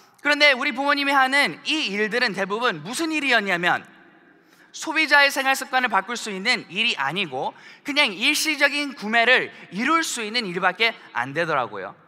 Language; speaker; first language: Korean; early bilingual, heritage; Korean